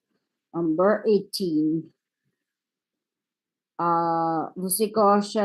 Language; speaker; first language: Portuguese; non-native, fluent; English